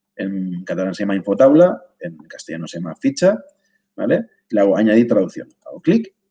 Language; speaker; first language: Spanish; non-native, local second language; Catalan